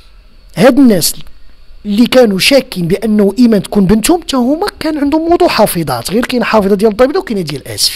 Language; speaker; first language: Arabic; native; Arabic